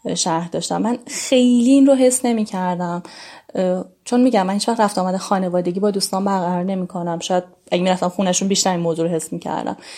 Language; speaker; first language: Persian; native; Persian